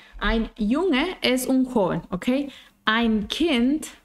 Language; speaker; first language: German; non-native, fluent; Spanish